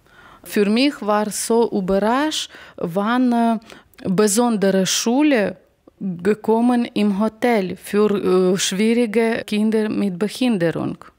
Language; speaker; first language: German; non-native, learner; Ukrainian